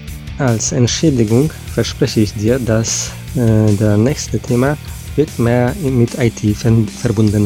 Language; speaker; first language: German; non-native, learner; Polish